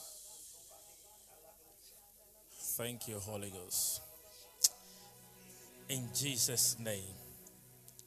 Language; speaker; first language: English; non-native, local second language; Akan